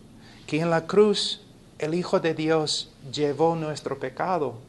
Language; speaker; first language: Spanish; non-native, fluent; English